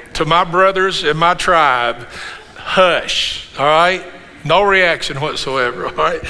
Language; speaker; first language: English; native; English